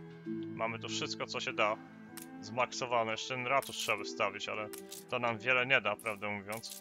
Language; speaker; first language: Polish; native; Polish